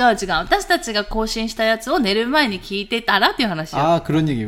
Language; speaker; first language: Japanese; non-native, fluent; Korean